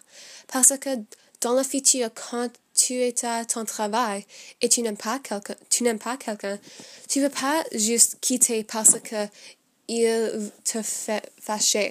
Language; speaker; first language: French; non-native, fluent; English